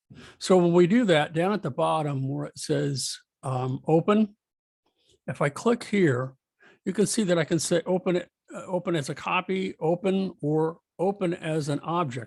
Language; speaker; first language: English; native; English